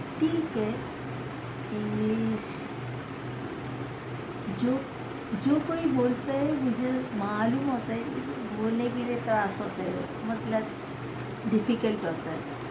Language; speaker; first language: Hindi; non-native, local second language; Malayalam